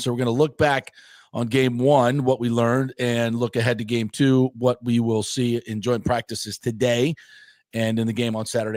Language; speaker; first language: English; native; English